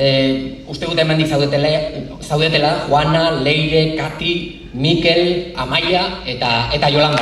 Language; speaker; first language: Basque; native; Basque